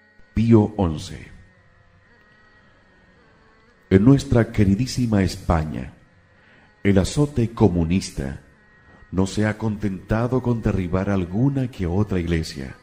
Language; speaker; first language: Spanish; native; Spanish